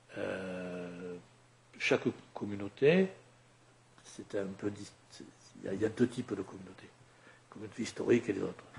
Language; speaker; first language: French; native; French